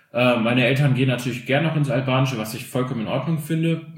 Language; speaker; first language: German; early bilingual, other home language; Albanian